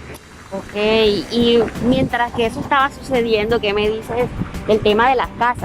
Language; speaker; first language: Spanish; native; Spanish